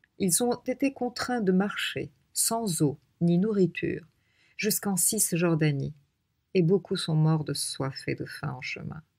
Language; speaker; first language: French; non-native, local second language; Arabic